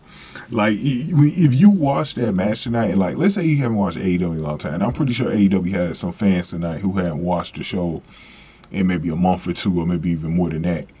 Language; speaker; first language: English; native; English